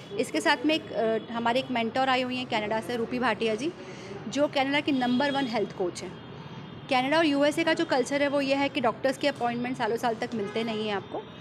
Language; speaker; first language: Hindi; native; Hindi